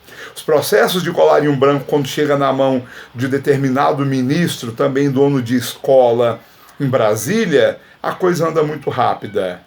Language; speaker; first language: Portuguese; native; Portuguese